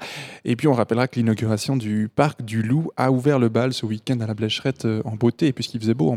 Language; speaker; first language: French; native; French